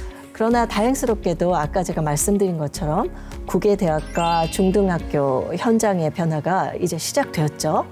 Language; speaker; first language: Korean; native; Korean